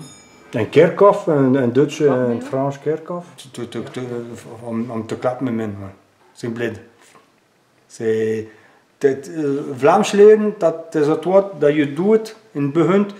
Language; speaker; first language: Dutch; non-native, local second language; French